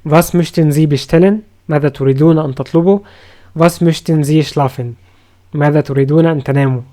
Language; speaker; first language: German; non-native, fluent; Arabic